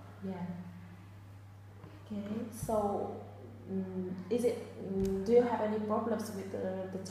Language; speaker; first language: English; non-native, fluent; Vietnamese